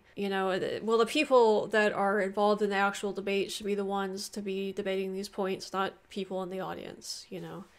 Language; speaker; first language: English; native; English